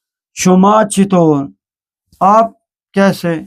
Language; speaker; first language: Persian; non-native, fluent; Urdu